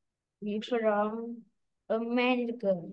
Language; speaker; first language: English; non-native, learner; Vietnamese